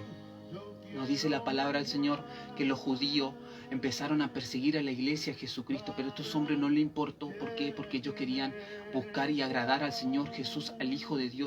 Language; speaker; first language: Spanish; native; Spanish